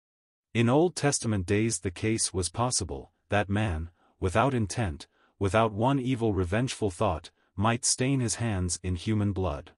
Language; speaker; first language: English; native; English